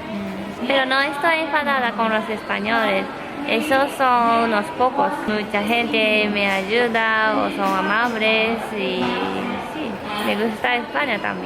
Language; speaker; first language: Spanish; non-native, learner; Japanese